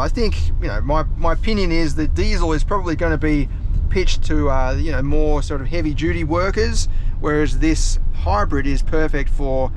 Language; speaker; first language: English; native; English